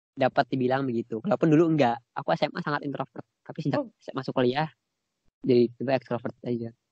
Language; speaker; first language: Indonesian; native; Indonesian